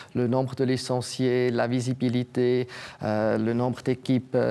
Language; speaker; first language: French; native; French